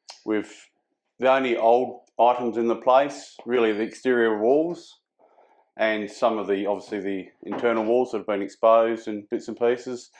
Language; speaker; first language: English; native; English